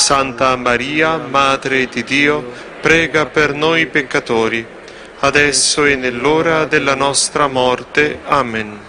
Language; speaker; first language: Italian; native; Italian